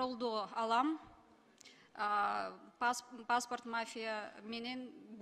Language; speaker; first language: Kyrgyz; non-native, local second language; Russian